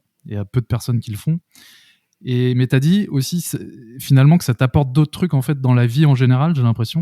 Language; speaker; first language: French; native; French